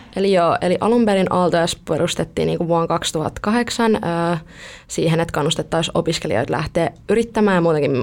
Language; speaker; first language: Finnish; early bilingual, other home language; Italian